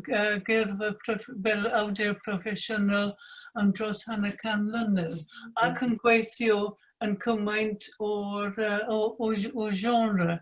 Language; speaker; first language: Welsh; non-native, fluent; English